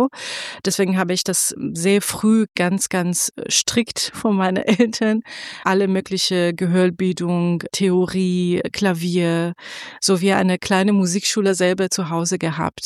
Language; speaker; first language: German; non-native, fluent; Persian